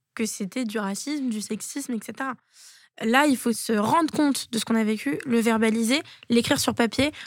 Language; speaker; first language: French; native; French